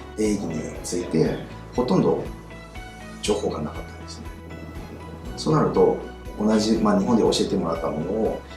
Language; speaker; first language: Japanese; non-native, fluent; Chinese